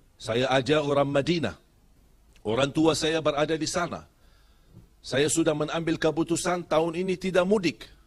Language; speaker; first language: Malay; non-native, fluent; Arabic